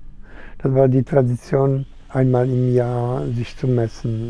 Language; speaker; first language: German; non-native, fluent; Polish